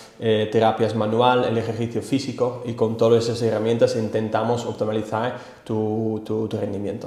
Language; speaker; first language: Spanish; non-native, fluent; Dutch